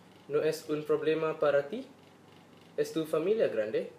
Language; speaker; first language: Spanish; non-native, learner; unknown